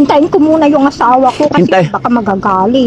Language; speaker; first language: Filipino; non-native, local second language; Iloko